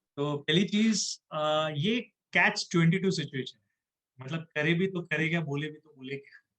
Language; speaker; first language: Hindi; non-native, local second language; Marathi